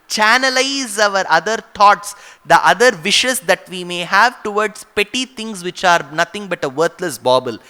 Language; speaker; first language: English; non-native, local second language; Tamil